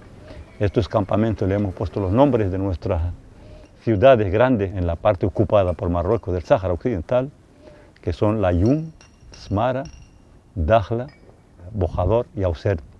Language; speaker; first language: Spanish; non-native, fluent; Arabic